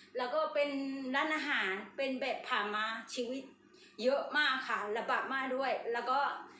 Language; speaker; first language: Thai; non-native, learner; Burmese